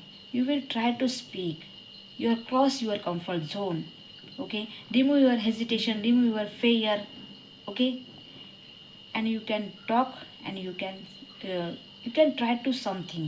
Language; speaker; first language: English; non-native, learner; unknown